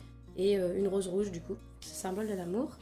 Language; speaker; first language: French; native; French